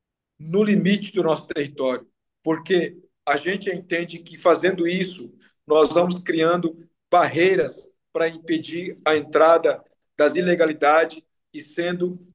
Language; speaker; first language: Portuguese; non-native, local second language; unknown